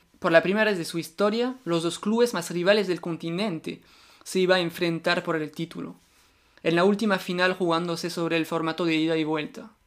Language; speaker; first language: Spanish; non-native, fluent; French